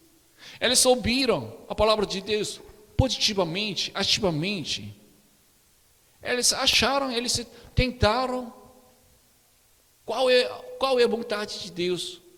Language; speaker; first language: Portuguese; non-native, learner; Korean